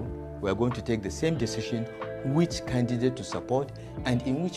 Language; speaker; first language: English; non-native, local second language; Hausa